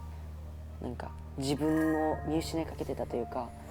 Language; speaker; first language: Japanese; native; Japanese